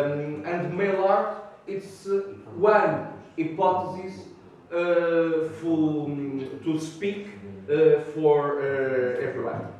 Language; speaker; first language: English; non-native, learner; Portuguese